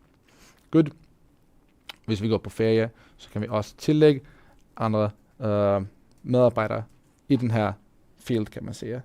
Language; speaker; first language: Danish; non-native, fluent; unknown